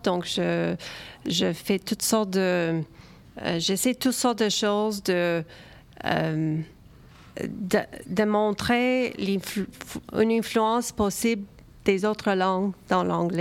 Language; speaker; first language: French; early bilingual, other home language; Romanian